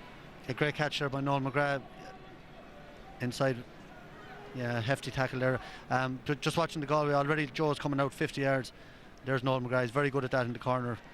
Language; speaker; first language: English; native; English